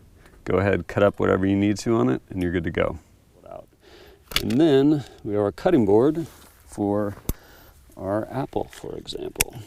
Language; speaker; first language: English; native; English